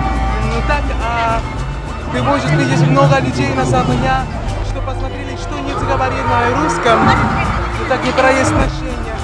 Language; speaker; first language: Russian; non-native, learner; Spanish